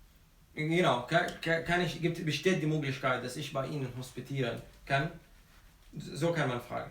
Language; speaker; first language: German; non-native, fluent; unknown